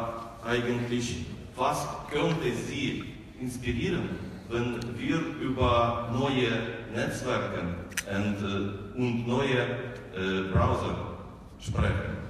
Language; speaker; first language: German; non-native, learner; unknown